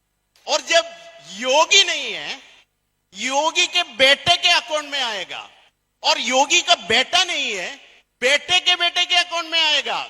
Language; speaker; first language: Hindi; non-native, fluent; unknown